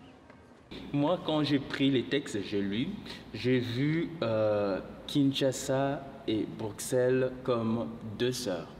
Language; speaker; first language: French; non-native, local second language; Lingala